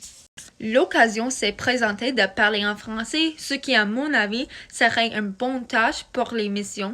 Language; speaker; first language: French; non-native, local second language; English